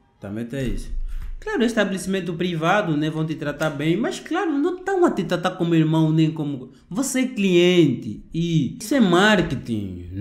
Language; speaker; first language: Portuguese; native; Portuguese